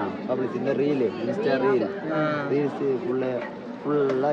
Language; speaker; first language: Tamil; non-native, learner; Malayalam